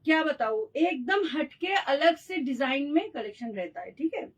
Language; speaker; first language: Hindi; non-native, local second language; Bangla